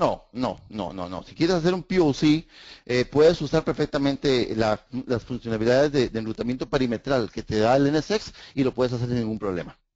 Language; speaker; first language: Spanish; native; Spanish